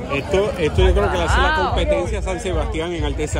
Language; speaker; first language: Spanish; native; Spanish